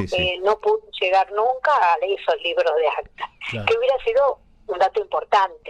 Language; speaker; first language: Spanish; native; Spanish